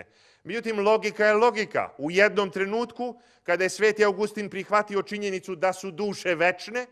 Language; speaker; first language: Croatian; native; Croatian